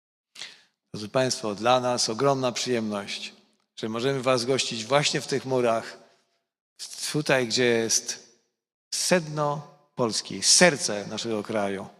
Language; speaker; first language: Polish; native; Polish